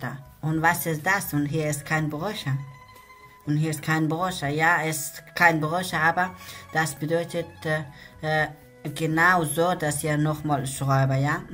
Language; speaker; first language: German; non-native, learner; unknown